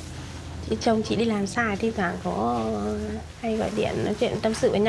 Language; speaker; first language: Vietnamese; native; Vietnamese